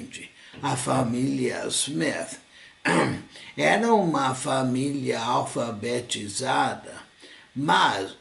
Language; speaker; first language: Portuguese; non-native, fluent; English